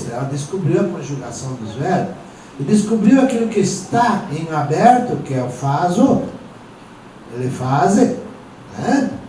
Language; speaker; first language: Portuguese; non-native, local second language; Venetian